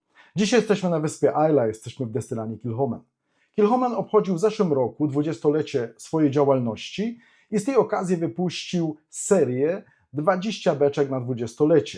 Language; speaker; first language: Polish; native; Polish